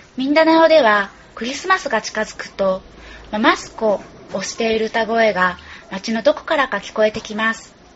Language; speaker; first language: Japanese; native; Japanese